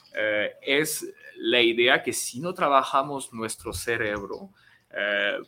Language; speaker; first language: Spanish; non-native, fluent; French